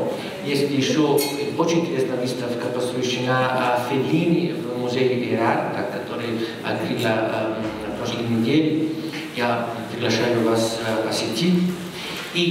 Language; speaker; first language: Russian; non-native, fluent; Italian